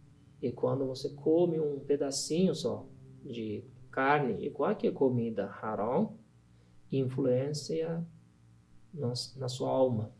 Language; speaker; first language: Portuguese; non-native, learner; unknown